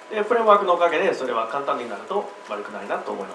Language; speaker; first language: Japanese; non-native, learner; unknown